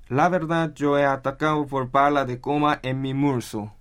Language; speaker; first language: Spanish; non-native, learner; Korean